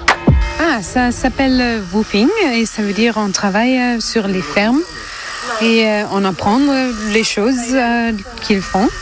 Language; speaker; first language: French; non-native, learner; German